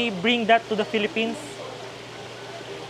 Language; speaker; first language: English; non-native, learner; Filipino